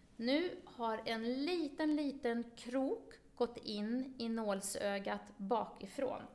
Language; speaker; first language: Swedish; native; Swedish